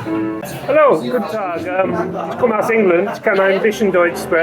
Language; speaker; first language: German; non-native, learner; English